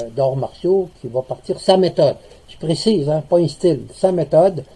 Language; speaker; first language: French; native; French